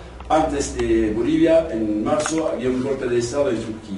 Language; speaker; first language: Spanish; non-native, fluent; Kurdish